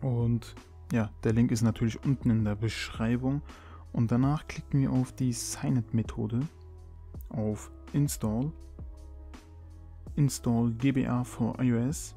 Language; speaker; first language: German; native; German